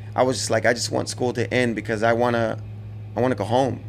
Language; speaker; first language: English; native; English